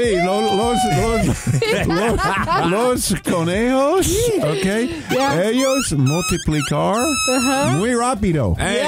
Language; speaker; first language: Spanish; non-native, learner; English